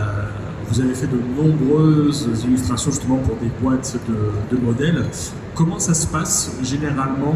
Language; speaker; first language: French; native; French